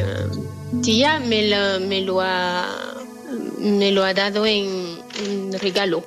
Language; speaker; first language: Spanish; non-native, learner; French